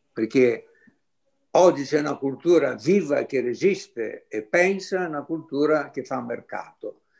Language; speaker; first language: Italian; non-native, fluent; Greek